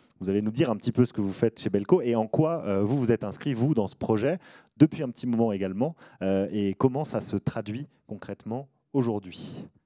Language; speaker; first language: French; native; French